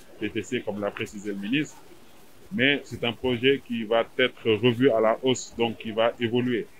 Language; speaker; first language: French; non-native, local second language; Wolof